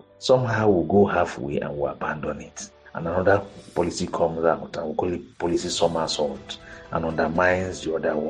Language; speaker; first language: English; non-native, local second language; Igbo